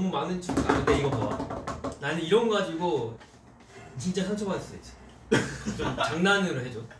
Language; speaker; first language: Korean; early bilingual, heritage; Korean